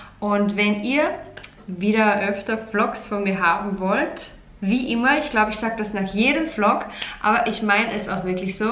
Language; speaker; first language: German; native; German